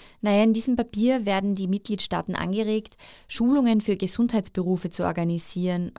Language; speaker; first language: German; native; German